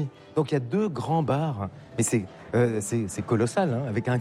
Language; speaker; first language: French; native; French